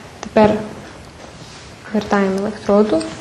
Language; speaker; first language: Ukrainian; early bilingual, heritage; Ukrainian